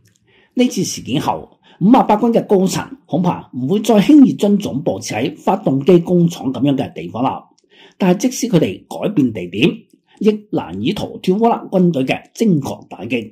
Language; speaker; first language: Chinese; non-native, local second language; Cantonese